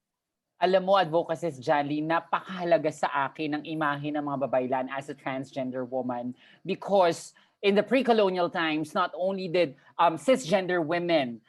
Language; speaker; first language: Filipino; native; Filipino